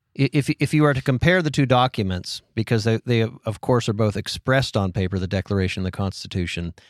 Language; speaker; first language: English; native; English